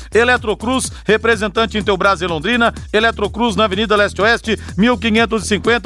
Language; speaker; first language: Portuguese; native; Portuguese